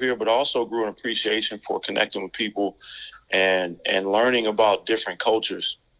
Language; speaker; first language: English; native; English